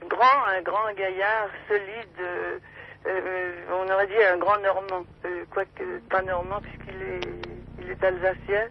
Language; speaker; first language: French; native; French